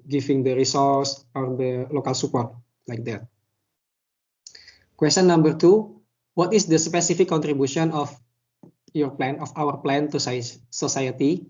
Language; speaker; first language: English; non-native, learner; Indonesian